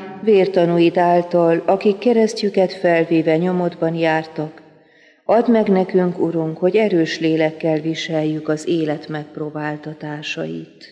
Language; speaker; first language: Hungarian; native; Hungarian